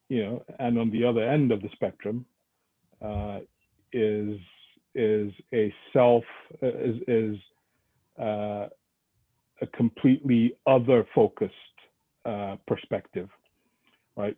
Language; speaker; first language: English; non-native, local second language; Yoruba